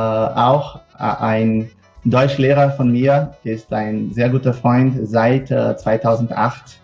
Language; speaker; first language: German; non-native, fluent; Portuguese